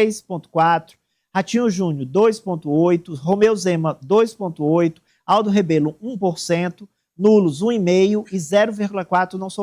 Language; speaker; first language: Portuguese; native; Portuguese